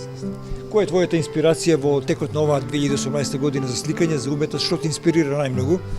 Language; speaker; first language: Macedonian; native; Macedonian